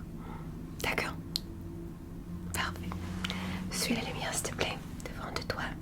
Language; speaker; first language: French; non-native, learner; English